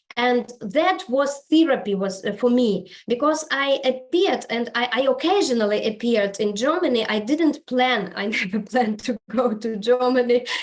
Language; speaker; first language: English; non-native, fluent; Ukrainian